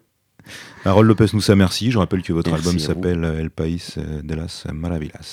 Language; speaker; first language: French; native; French